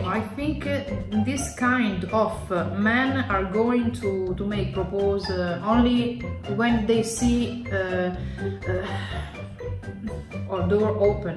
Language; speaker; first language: English; non-native, fluent; Italian